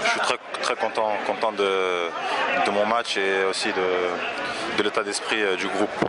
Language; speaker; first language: French; native; French